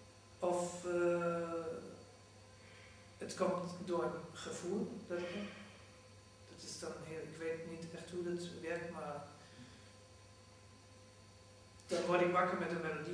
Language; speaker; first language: Dutch; non-native, fluent; German